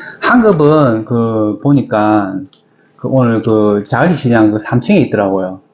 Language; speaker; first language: Korean; native; Korean